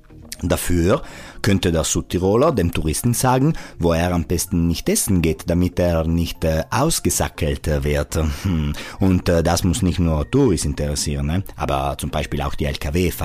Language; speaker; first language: German; non-native, local second language; Italian